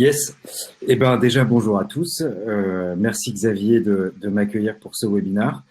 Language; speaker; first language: French; native; French